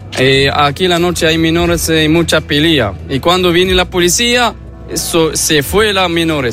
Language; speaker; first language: Spanish; non-native, learner; Arabic